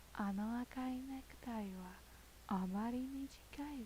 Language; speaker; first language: Japanese; non-native, learner; English